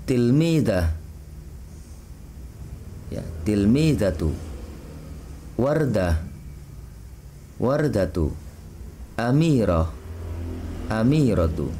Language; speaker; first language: Arabic; non-native, fluent; Indonesian